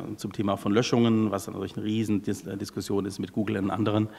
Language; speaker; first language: German; native; German